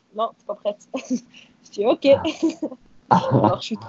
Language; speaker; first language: French; non-native, local second language; Arabic